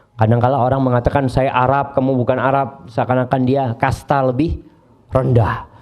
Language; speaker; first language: Indonesian; native; Indonesian